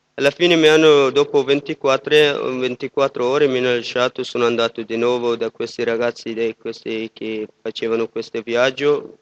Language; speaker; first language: Italian; non-native, fluent; Persian